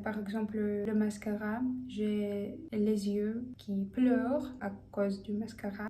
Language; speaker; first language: French; non-native, fluent; Russian